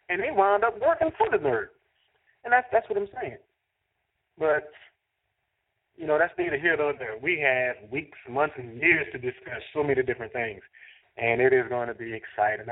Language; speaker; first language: English; native; English